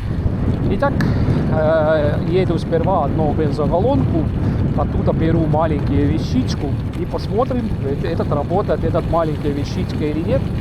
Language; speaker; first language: Russian; non-native, local second language; Estonian